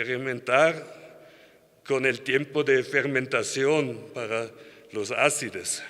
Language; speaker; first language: Spanish; non-native, learner; German